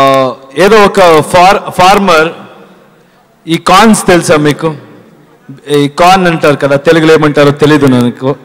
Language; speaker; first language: Telugu; non-native, learner; Kannada